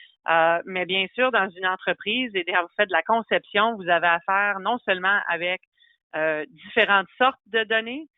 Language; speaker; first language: French; native; French